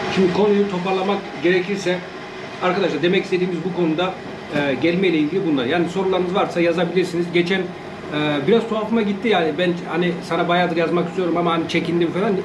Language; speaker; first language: Turkish; native; Turkish